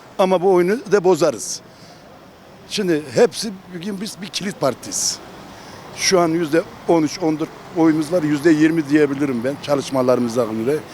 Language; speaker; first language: Turkish; non-native, local second language; Kurdish